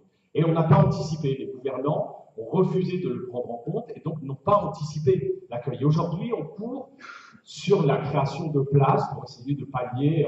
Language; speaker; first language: French; native; French